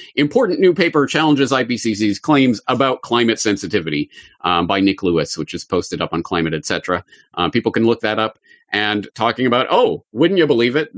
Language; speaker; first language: English; native; English